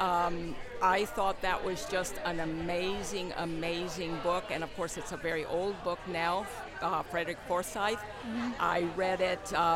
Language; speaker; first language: English; non-native, fluent; Spanish